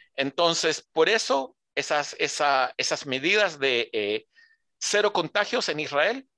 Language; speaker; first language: Spanish; early bilingual, heritage; Spanish